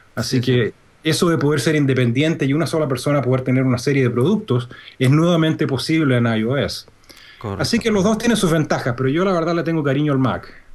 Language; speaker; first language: Spanish; native; Spanish